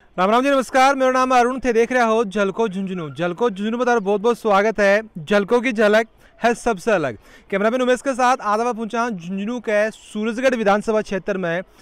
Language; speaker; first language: Hindi; native; Hindi